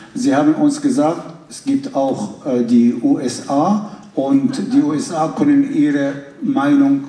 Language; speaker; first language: German; non-native, fluent; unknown